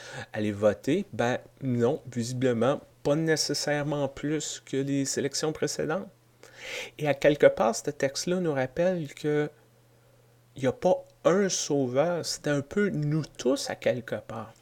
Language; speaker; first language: French; native; French